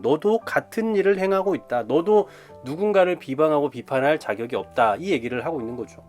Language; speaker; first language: Korean; native; Korean